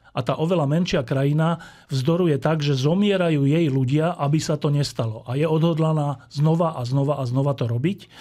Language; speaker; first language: Slovak; native; Slovak